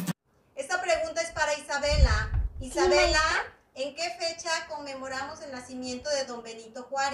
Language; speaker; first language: Spanish; native; Spanish